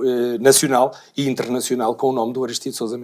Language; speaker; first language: Portuguese; native; Portuguese